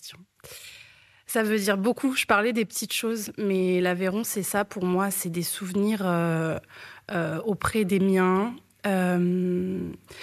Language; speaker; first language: French; native; French